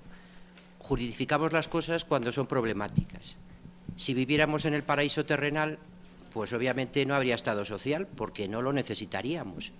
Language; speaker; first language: Spanish; native; Spanish